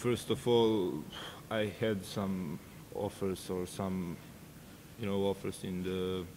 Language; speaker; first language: English; non-native, fluent; Serbian